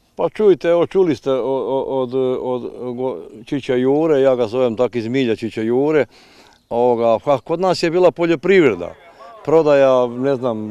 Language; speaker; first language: Croatian; native; Croatian